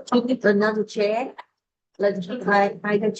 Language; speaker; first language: English; non-native, learner; Vietnamese